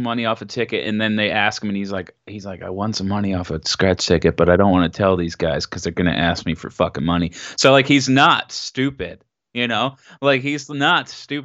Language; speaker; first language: English; native; English